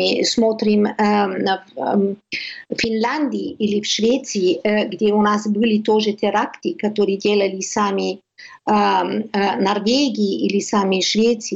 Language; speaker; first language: Russian; non-native, learner; German